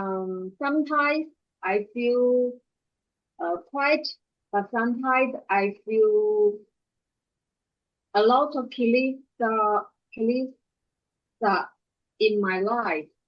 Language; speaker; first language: English; non-native, learner; Chinese